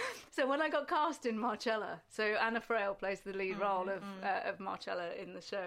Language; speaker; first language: English; native; English